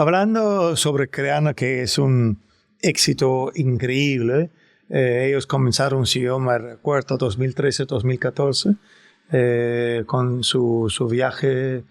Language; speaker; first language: Spanish; non-native, fluent; Danish